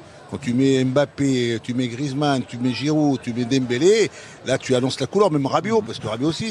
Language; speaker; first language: French; native; French